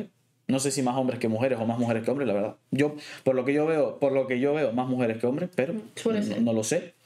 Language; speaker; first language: Spanish; native; Spanish